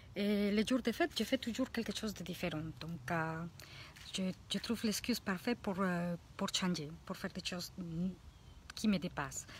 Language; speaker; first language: French; non-native, fluent; Spanish